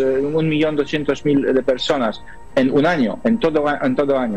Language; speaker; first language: Spanish; non-native, fluent; Polish